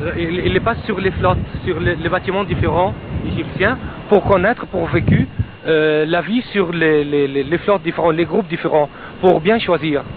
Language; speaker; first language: French; non-native, fluent; Arabic